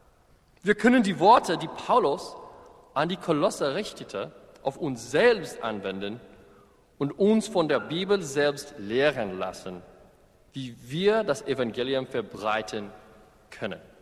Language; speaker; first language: German; non-native, fluent; English